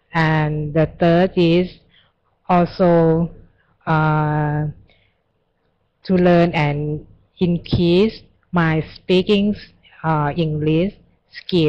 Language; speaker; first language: English; non-native, learner; Thai